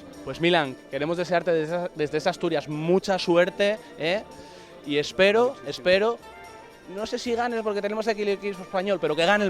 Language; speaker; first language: Spanish; native; Spanish